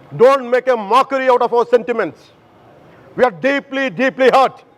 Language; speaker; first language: English; non-native, local second language; Telugu